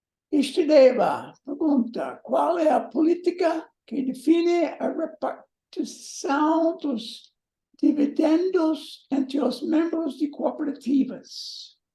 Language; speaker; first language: Portuguese; non-native, learner; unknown